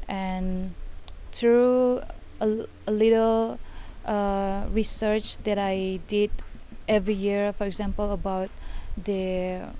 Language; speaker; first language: English; non-native, fluent; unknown